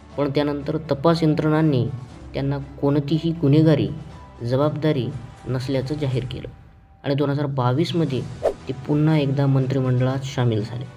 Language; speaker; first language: Marathi; non-native, local second language; Lambadi